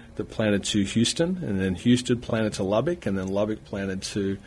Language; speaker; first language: English; native; English